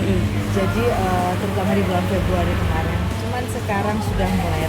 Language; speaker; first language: Indonesian; native; Indonesian